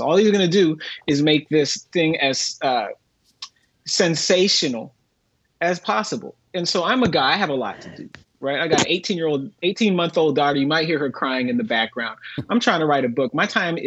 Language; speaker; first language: English; native; English